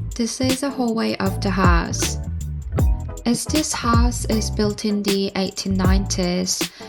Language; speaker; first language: English; non-native, fluent; Korean